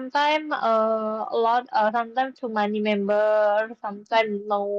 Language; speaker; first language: English; non-native, learner; Indonesian